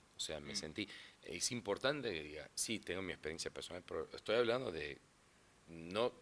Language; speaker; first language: Spanish; non-native, fluent; Portuguese